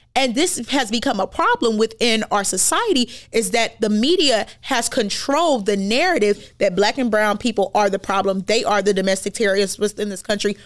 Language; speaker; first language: English; native; English